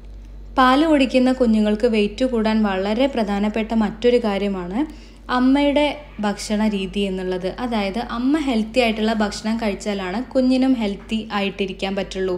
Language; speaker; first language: Malayalam; native; Malayalam